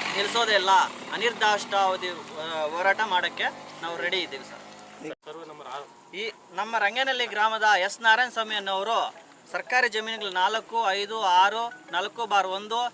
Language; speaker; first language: Kannada; native; Kannada